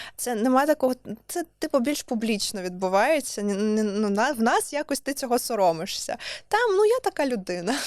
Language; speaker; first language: Ukrainian; native; Ukrainian